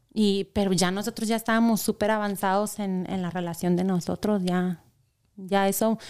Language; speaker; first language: Spanish; native; Spanish